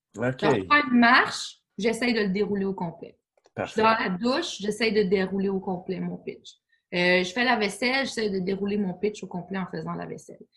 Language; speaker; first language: French; native; French